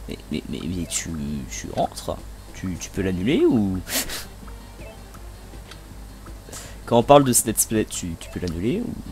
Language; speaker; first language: French; native; French